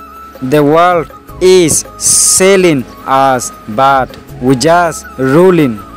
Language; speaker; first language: English; non-native, local second language; Rohingya